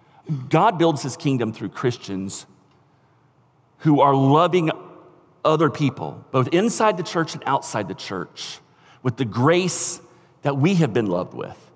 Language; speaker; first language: English; native; English